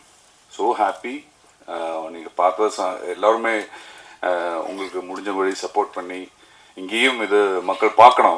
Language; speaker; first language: Tamil; non-native, learner; Malayalam